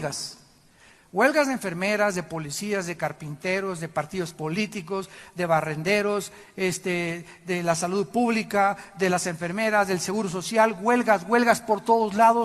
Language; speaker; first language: Spanish; native; Spanish